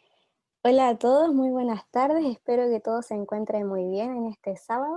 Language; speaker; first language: Spanish; native; Spanish